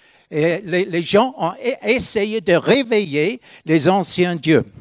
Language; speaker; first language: French; non-native, fluent; English